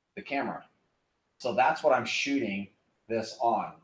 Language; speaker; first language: English; native; English